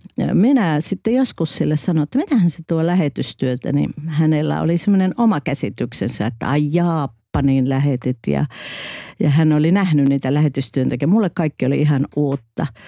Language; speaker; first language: Finnish; native; Finnish